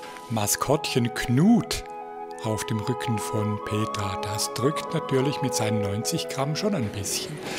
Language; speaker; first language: German; native; German